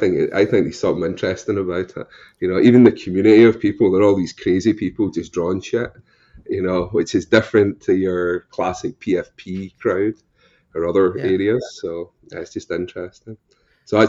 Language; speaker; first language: English; native; English